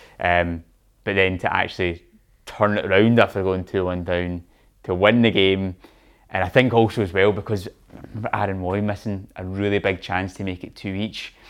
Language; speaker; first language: English; native; English